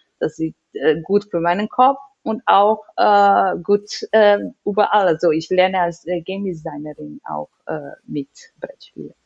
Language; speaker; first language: German; non-native, learner; Portuguese